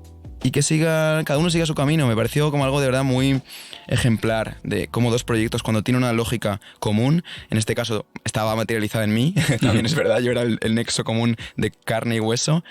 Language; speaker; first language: Spanish; native; Spanish